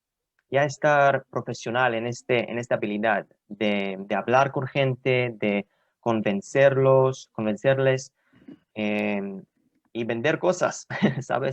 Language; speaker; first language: Spanish; non-native, learner; Hebrew